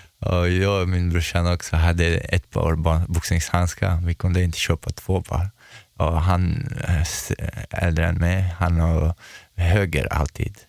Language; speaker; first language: Swedish; non-native, fluent; Chechen